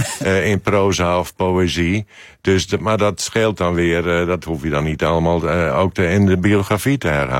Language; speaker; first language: Dutch; native; Dutch